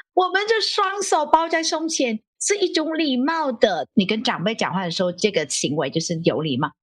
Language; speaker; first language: Chinese; non-native, fluent; Vietnamese